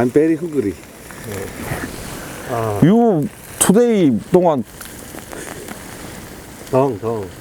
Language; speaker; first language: English; non-native, learner; Korean